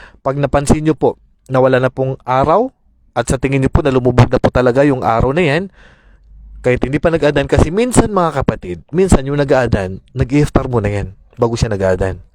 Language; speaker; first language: Filipino; non-native, local second language; Maranao